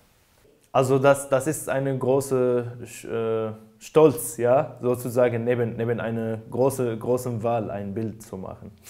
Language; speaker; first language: German; non-native, learner; Arabic